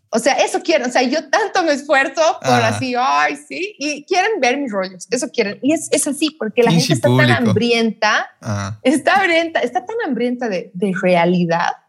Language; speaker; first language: Spanish; native; Spanish